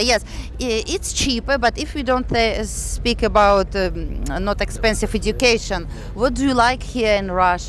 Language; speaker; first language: English; non-native, fluent; Russian